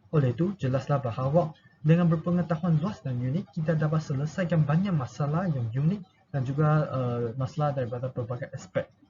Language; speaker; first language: Malay; non-native, local second language; Chinese